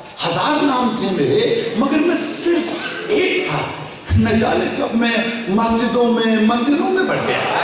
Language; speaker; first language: Urdu; native; Urdu